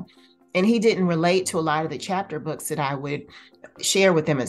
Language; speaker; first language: English; native; English